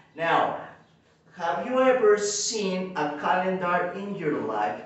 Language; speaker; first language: English; non-native, fluent; Spanish